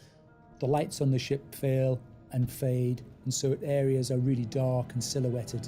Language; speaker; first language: English; native; English